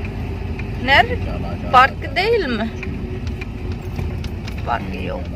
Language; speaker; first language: Turkish; non-native, learner; Indonesian